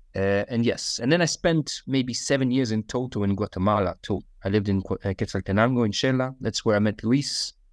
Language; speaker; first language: English; non-native, fluent; Russian